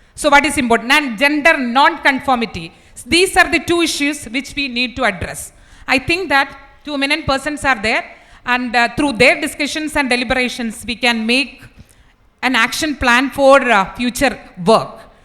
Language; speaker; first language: English; non-native, local second language; Malayalam